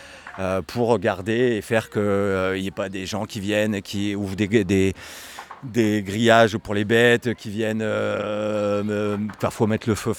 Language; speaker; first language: French; native; French